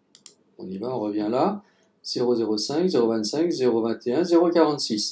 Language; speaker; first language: French; native; French